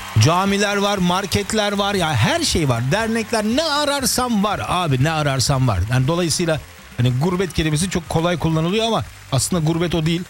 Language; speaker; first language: Turkish; early bilingual, heritage; Turkish